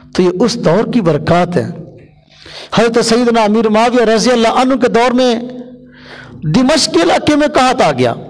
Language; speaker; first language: Urdu; non-native, local second language; Punjabi